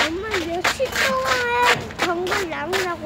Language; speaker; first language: Korean; early bilingual, other home language; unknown